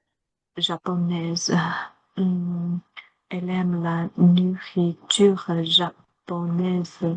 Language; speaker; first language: French; non-native, learner; Chinese